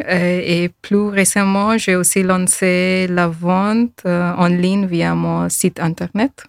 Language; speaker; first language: French; non-native, learner; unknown